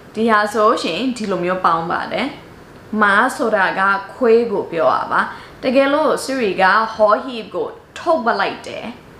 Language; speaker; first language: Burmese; early bilingual, heritage; Burmese